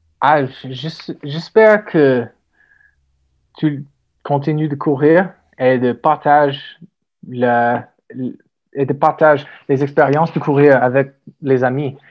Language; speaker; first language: French; non-native, learner; English